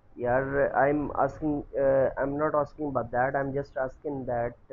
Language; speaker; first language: English; non-native, local second language; Urdu